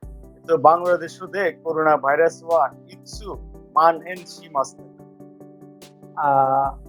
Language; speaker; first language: Japanese; non-native, fluent; Bangla